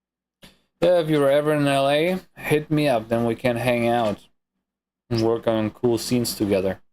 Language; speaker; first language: English; non-native, fluent; German